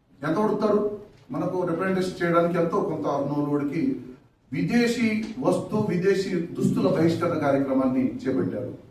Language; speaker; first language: Telugu; non-native, local second language; Urdu